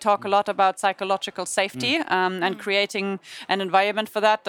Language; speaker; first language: English; non-native, fluent; German